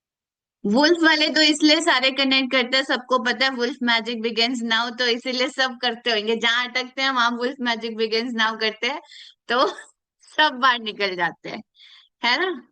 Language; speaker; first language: Hindi; native; Hindi